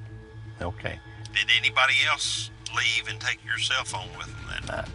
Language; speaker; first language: English; native; English